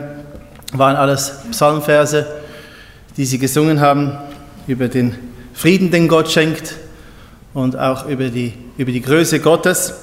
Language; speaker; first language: German; native; German